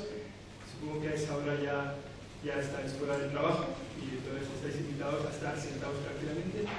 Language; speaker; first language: Spanish; native; Spanish